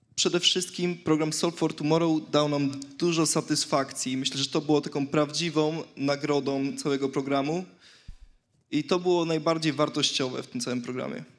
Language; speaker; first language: Polish; native; Polish